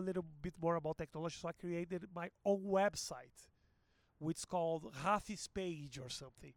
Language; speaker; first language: English; non-native, fluent; Portuguese